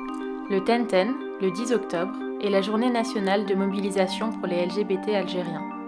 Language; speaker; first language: French; native; French